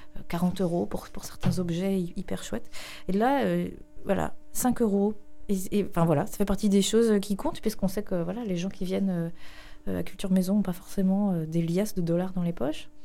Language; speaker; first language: French; native; French